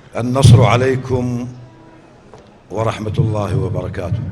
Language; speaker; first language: Arabic; native; Arabic